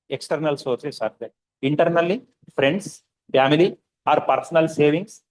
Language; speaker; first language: English; non-native, local second language; Telugu